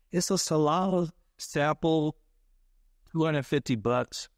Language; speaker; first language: English; native; English